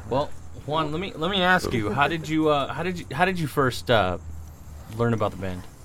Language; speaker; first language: English; early bilingual, other home language; Spanish